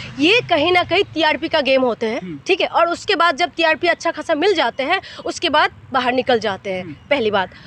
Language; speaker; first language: Hindi; non-native, local second language; Assamese